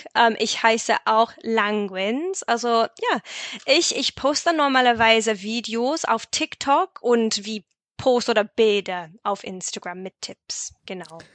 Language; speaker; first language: German; non-native, fluent; English